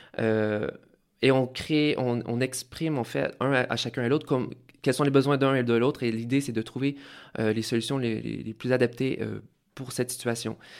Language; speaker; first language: French; native; French